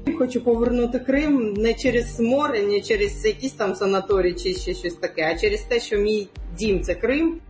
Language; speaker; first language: Ukrainian; non-native, local second language; Crimean Tatar